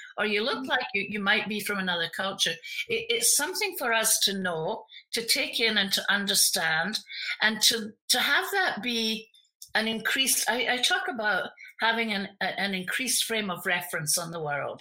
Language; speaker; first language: English; native; English